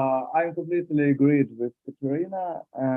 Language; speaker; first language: English; non-native, learner; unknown